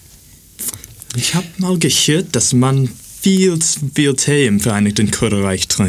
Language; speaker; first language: German; non-native, fluent; English